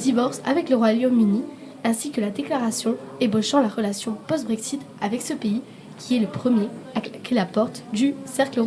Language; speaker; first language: French; native; French